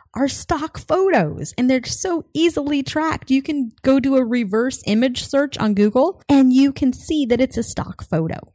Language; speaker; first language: English; native; English